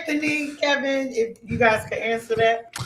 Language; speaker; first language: English; native; English